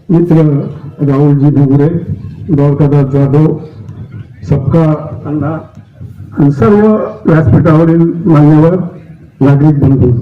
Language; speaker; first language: Marathi; native; Marathi